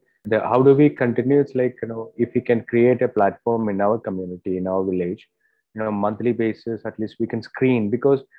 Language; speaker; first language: English; non-native, local second language; Malayalam